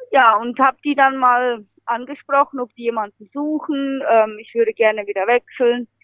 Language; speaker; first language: German; native; German